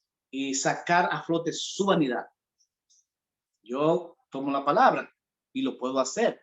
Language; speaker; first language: Spanish; native; Spanish